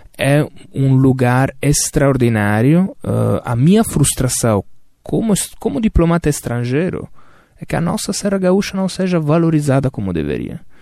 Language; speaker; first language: Portuguese; non-native, fluent; Italian